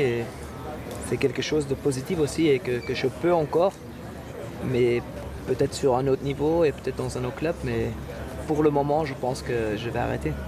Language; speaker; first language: French; non-native, local second language; Dutch